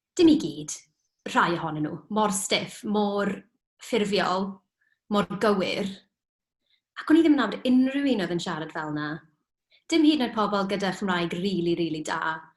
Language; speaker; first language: Welsh; native; Welsh